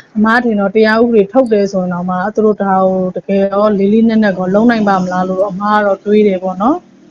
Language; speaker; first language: Burmese; native; Burmese